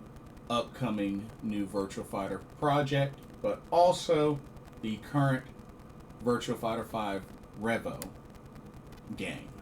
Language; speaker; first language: English; native; English